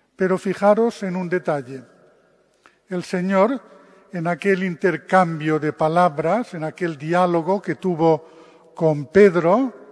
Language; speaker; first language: Spanish; non-native, local second language; Catalan